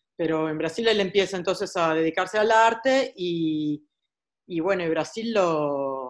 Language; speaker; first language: Spanish; early bilingual, heritage; Spanish